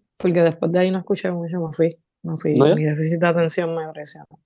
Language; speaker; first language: Spanish; native; Spanish